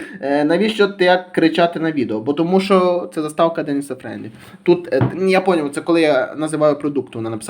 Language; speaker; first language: Ukrainian; native; Ukrainian